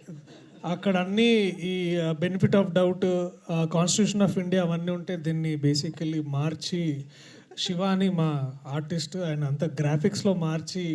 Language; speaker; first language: Telugu; native; Telugu